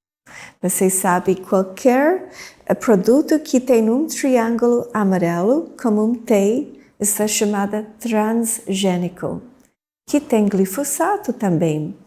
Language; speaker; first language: Portuguese; non-native, fluent; English